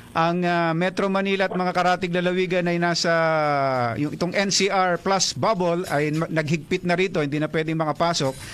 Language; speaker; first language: Filipino; native; Filipino